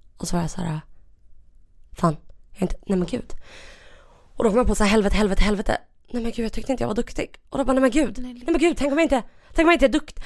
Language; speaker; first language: Swedish; native; Swedish